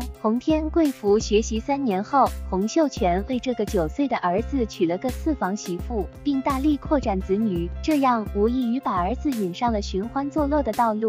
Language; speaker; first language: Chinese; native; Chinese